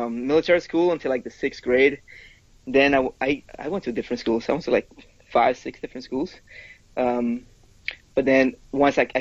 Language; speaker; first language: English; non-native, fluent; Spanish